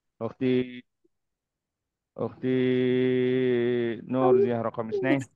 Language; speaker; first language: Arabic; non-native, fluent; Malay